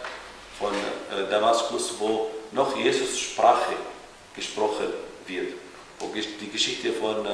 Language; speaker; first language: German; non-native, fluent; Arabic